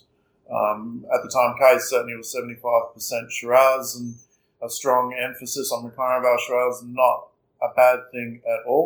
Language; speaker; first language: English; native; English